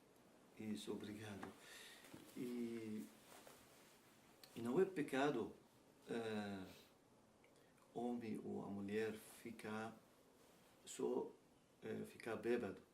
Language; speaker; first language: Portuguese; non-native, learner; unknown